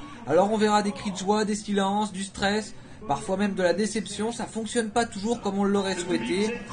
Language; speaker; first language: French; native; French